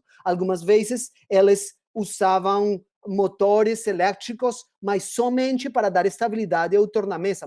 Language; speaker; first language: Portuguese; non-native, fluent; Spanish